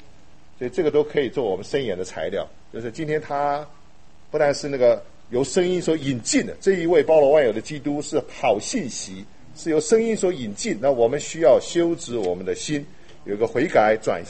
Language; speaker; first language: Chinese; native; Chinese